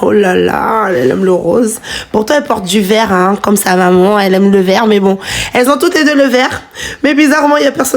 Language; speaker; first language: French; native; French